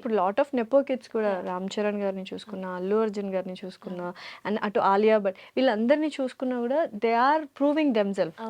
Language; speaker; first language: Telugu; native; Telugu